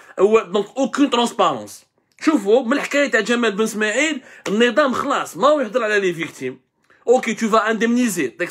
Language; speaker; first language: French; non-native, local second language; Arabic